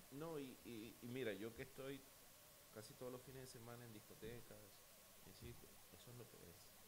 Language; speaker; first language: Spanish; native; Spanish